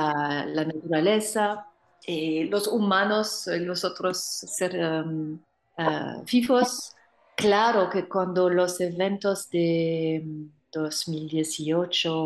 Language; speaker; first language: Spanish; non-native, fluent; French